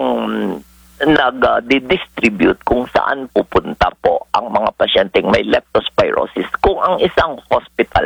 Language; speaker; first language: Filipino; non-native, local second language; Hiligaynon